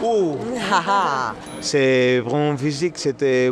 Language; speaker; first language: French; non-native, learner; Spanish